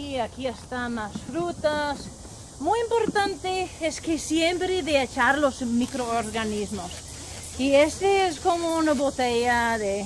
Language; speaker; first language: Spanish; non-native, learner; English